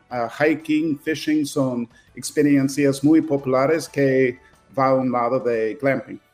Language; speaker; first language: Spanish; non-native, fluent; English